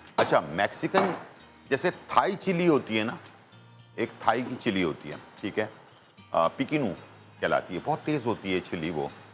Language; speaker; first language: Urdu; non-native, local second language; Punjabi